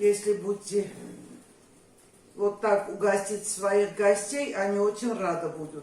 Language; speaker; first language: Russian; non-native, fluent; Armenian